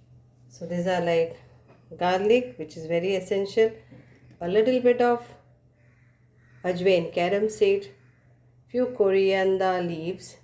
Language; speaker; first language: English; non-native, local second language; Konkani